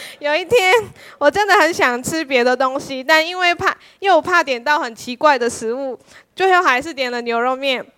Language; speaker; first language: Chinese; non-native, fluent; Korean